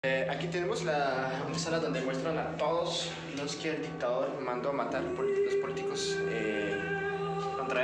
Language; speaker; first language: Spanish; non-native, fluent; French